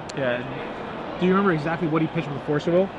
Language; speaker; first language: English; native; English